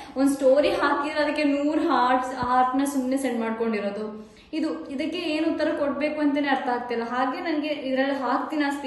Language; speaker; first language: Kannada; non-native, local second language; Malayalam